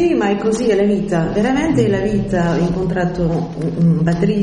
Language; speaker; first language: Italian; early bilingual, heritage; French